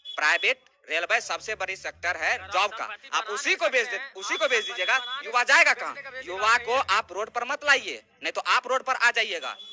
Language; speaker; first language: Hindi; native; Hindi